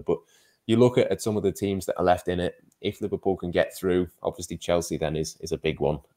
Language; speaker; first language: English; native; English